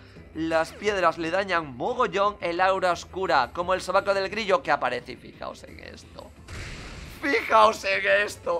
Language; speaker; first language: Spanish; native; Spanish